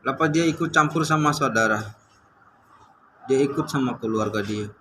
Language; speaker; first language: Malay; non-native, learner; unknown